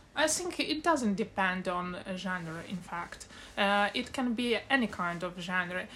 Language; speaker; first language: English; non-native, fluent; Ukrainian